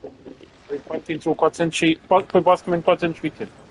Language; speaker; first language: Portuguese; native; Portuguese